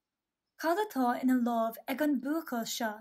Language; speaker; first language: Irish; non-native, local second language; English